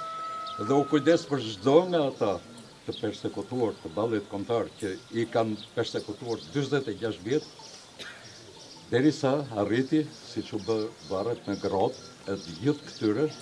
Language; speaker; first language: Albanian; native; Albanian